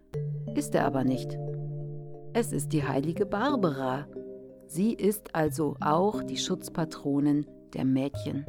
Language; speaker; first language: German; native; German